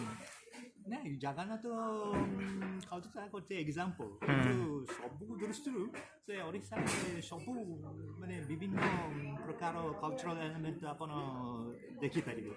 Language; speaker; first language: Odia; non-native, fluent; Japanese